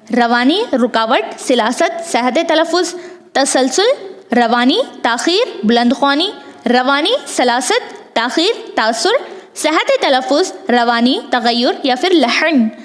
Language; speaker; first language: Urdu; native; Urdu